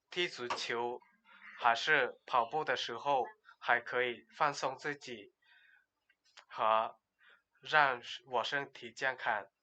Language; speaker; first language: Chinese; non-native, learner; Lao